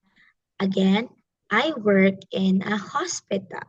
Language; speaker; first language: English; non-native, fluent; Filipino